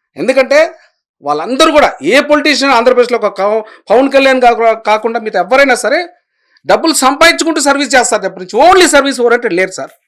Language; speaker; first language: Telugu; native; Telugu